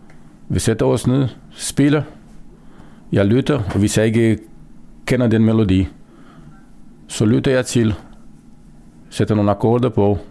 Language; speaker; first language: Danish; non-native, fluent; Romanian